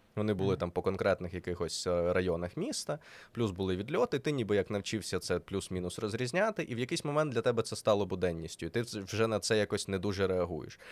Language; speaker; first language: Ukrainian; non-native, local second language; Russian